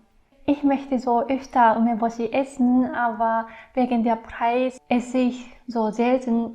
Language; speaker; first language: German; non-native, fluent; Japanese